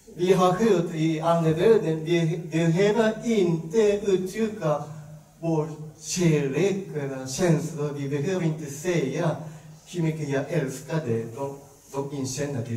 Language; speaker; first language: Swedish; non-native, learner; Japanese